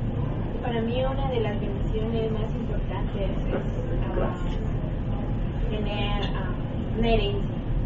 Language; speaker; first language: Spanish; non-native, learner; English